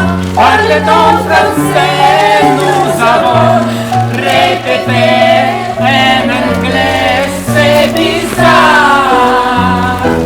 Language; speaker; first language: French; non-native, learner; Russian